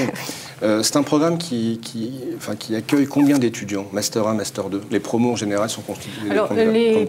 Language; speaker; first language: French; native; French